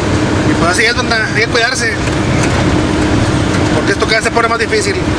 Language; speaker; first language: Spanish; native; Spanish